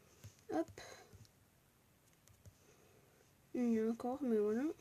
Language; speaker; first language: French; native; French